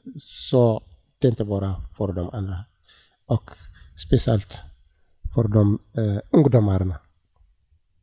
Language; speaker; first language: Swedish; non-native, learner; Tigrinya